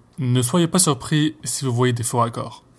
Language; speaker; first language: French; native; French